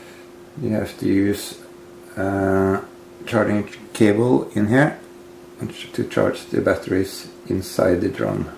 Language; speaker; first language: English; non-native, fluent; Norwegian